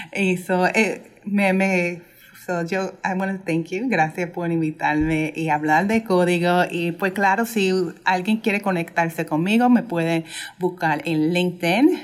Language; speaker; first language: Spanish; early bilingual, heritage; Spanish